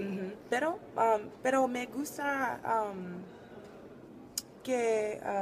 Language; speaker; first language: Spanish; non-native, learner; English